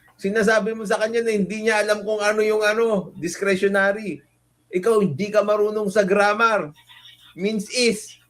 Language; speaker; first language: Filipino; non-native, local second language; Iloko